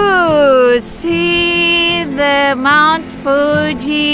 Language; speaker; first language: English; non-native, learner; Filipino